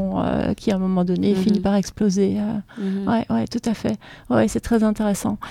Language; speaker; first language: French; native; French